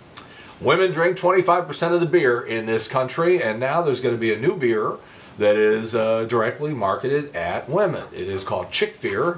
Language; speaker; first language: English; native; English